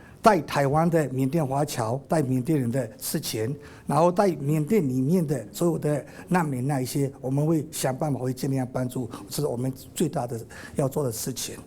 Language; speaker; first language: Chinese; non-native, fluent; Burmese